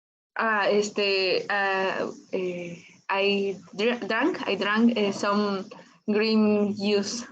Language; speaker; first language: English; non-native, learner; Spanish